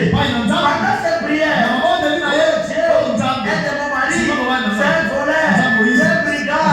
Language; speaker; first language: French; non-native, local second language; Lingala